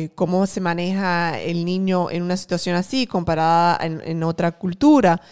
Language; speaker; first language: Spanish; early bilingual, heritage; Spanish